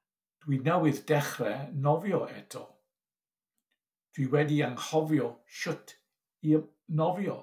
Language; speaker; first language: Welsh; non-native, learner; English